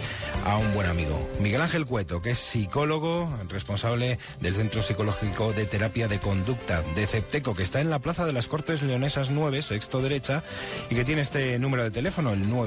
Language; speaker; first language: Spanish; native; Spanish